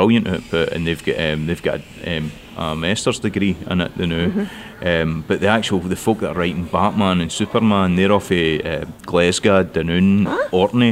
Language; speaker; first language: English; non-native, local second language; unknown